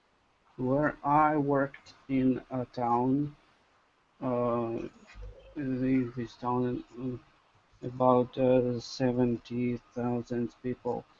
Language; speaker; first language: English; non-native, learner; Russian